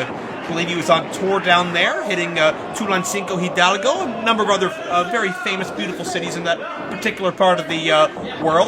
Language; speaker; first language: English; native; English